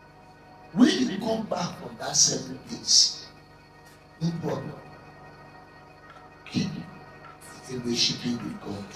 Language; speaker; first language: English; non-native, local second language; Igbo